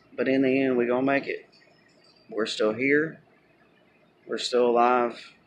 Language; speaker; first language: English; native; English